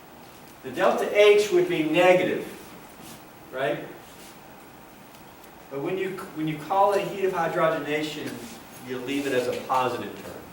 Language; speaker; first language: English; native; English